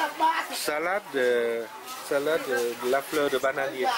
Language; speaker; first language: French; non-native, fluent; Vietnamese